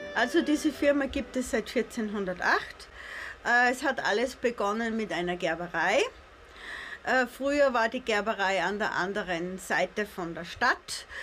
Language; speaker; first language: German; native; German